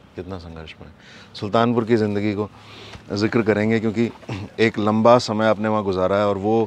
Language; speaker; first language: Hindi; native; Hindi